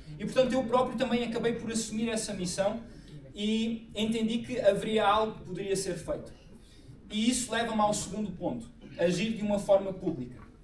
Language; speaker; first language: Portuguese; native; Portuguese